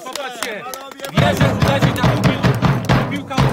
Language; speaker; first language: Polish; native; Polish